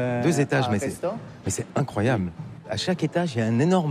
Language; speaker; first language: French; native; French